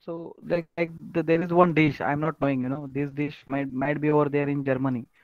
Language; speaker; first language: English; non-native, local second language; Marathi